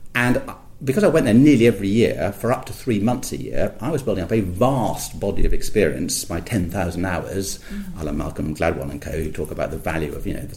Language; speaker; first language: English; native; English